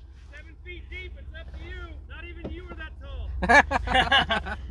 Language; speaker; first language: English; native; English